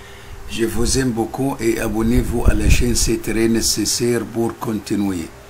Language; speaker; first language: French; non-native, fluent; Arabic